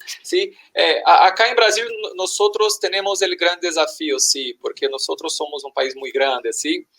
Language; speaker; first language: Spanish; non-native, learner; Portuguese